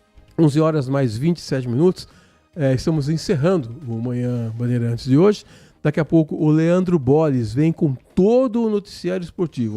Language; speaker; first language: Portuguese; native; Portuguese